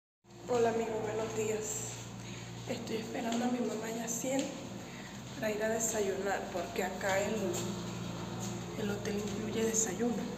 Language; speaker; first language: Spanish; native; Spanish